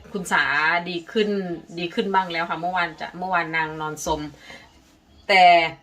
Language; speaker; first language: Thai; native; Thai